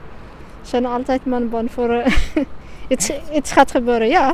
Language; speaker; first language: Dutch; non-native, learner; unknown